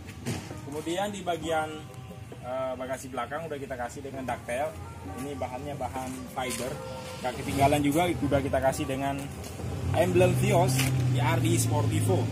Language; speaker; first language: Indonesian; native; Indonesian